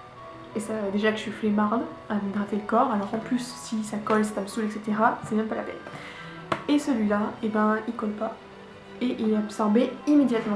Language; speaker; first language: French; native; French